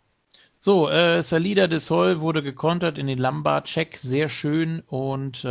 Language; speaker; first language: German; native; German